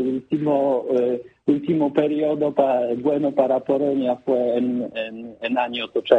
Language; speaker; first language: Spanish; non-native, learner; Polish